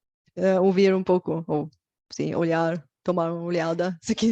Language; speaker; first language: Portuguese; non-native, learner; Bulgarian